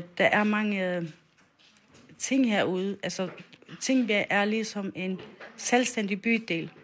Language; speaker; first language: Danish; non-native, local second language; Faroese